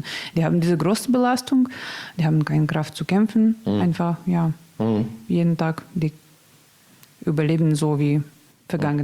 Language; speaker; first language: German; non-native, learner; Russian